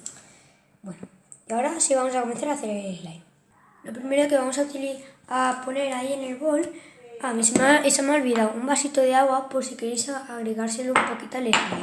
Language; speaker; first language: Spanish; native; Spanish